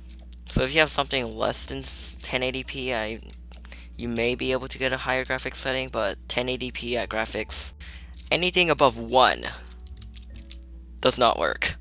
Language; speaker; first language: English; native; English